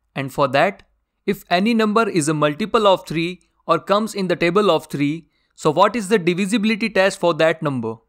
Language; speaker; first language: English; non-native, local second language; Hindi